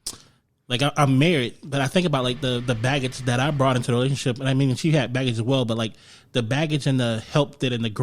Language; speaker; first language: English; native; English